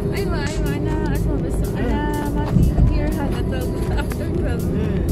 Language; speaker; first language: Arabic; non-native, learner; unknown